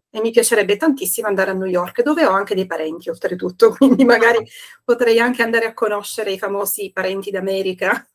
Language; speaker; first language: Italian; native; Italian